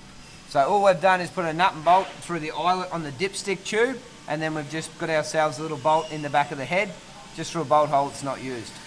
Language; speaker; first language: English; native; English